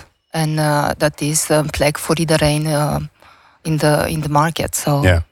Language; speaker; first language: Dutch; non-native, learner; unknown